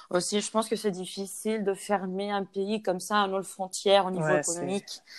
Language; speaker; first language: French; non-native, fluent; Spanish